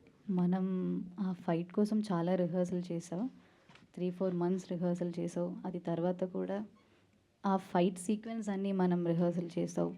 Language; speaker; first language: Telugu; non-native, learner; Malayalam